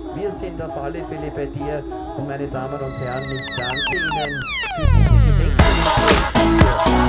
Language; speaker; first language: German; native; German